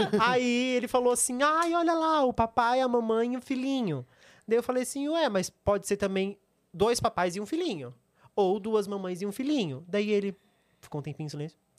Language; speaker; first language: Portuguese; native; Portuguese